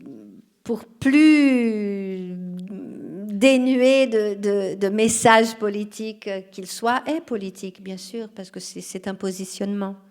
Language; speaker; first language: French; non-native, fluent; Portuguese